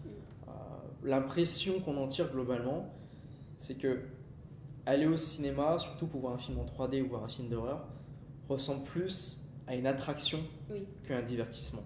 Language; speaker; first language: French; native; French